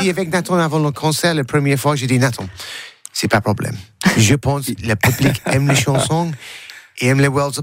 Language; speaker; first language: French; non-native, learner; English